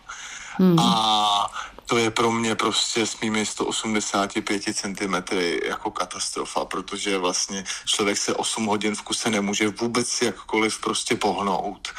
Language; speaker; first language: Czech; native; Czech